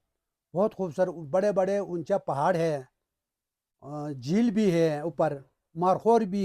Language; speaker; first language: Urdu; non-native, local second language; Balti